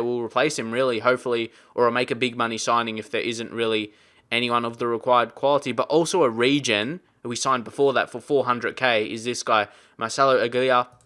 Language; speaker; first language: English; native; English